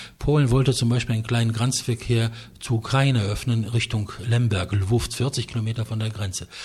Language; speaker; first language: German; non-native, fluent; Polish